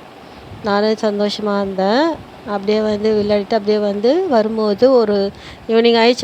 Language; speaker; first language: Tamil; native; Tamil